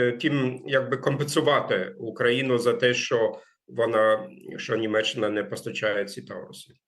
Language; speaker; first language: Ukrainian; non-native, fluent; German